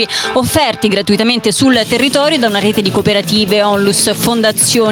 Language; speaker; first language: Italian; native; Italian